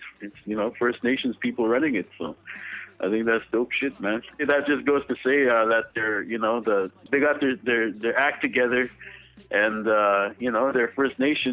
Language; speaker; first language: English; native; English